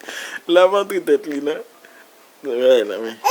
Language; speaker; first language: French; non-native, learner; Haitian Creole